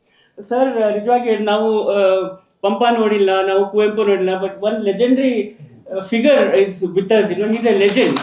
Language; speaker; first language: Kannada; non-native, local second language; Urdu